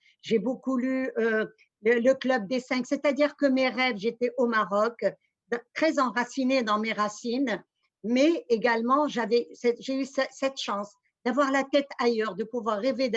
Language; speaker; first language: French; non-native, local second language; Arabic